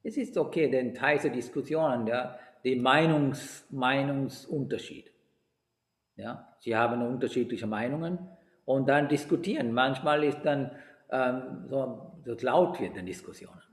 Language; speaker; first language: German; non-native, fluent; Sinhala